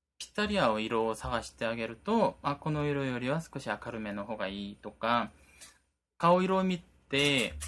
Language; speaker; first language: Japanese; non-native, fluent; Korean